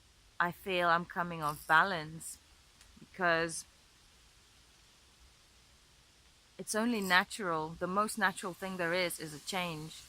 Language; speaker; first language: English; non-native, fluent; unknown